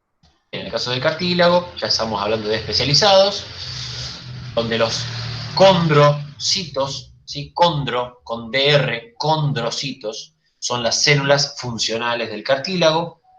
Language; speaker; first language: Spanish; native; Spanish